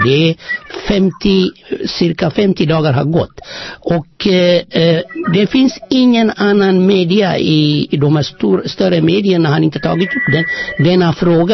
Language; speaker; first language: Swedish; non-native, fluent; Amharic